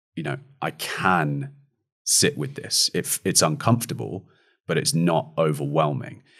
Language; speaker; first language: English; native; English